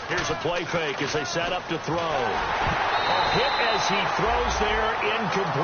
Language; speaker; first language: English; native; English